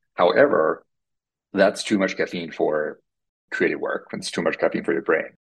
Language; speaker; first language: English; non-native, fluent; Finnish